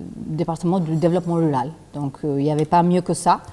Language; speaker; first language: French; non-native, fluent; Albanian